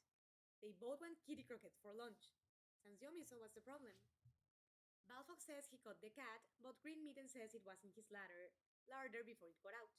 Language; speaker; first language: English; non-native, fluent; Spanish